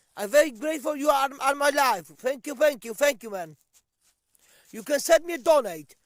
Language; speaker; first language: English; non-native, learner; Polish